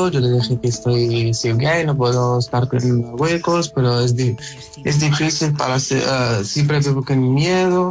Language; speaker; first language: Spanish; non-native, learner; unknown